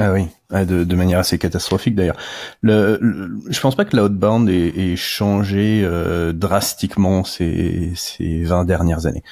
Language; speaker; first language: French; native; French